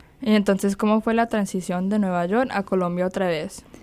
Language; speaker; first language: Spanish; early bilingual, heritage; Spanish